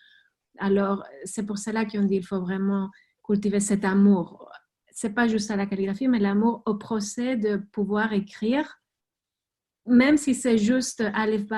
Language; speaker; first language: French; non-native, fluent; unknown